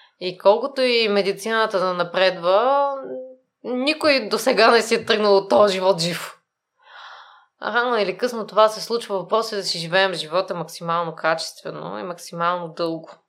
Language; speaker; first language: Bulgarian; native; Bulgarian